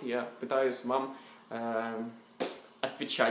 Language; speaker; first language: Russian; non-native, learner; Norwegian